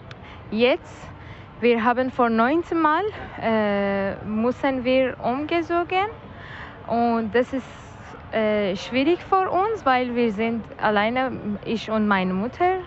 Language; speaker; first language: German; non-native, learner; Persian